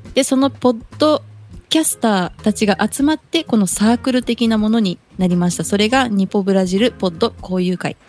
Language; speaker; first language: Japanese; early bilingual, other home language; Portuguese